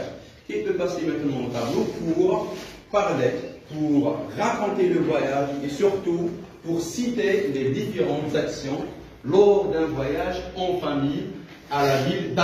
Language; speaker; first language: French; non-native, local second language; Arabic